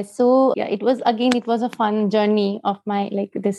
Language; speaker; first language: English; non-native, local second language; Hindi